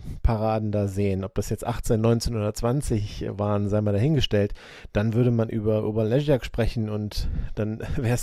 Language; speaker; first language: German; native; German